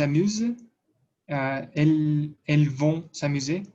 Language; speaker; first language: French; non-native, learner; Russian